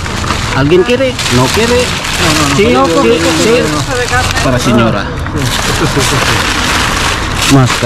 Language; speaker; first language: Spanish; non-native, learner; Filipino